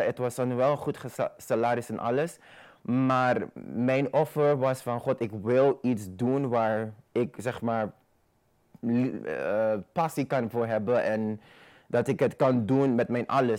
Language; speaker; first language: Dutch; non-native, fluent; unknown